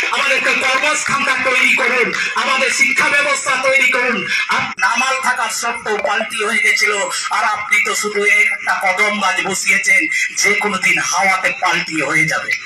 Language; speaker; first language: Bangla; non-native, local second language; Santali